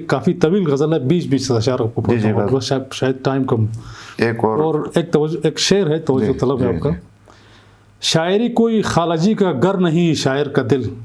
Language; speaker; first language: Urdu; non-native, local second language; Shina